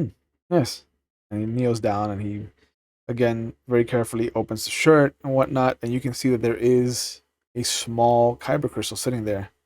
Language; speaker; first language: English; native; English